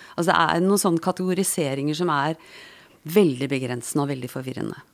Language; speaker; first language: Norwegian; native; Norwegian